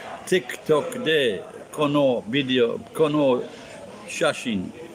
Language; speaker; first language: Japanese; non-native, learner; English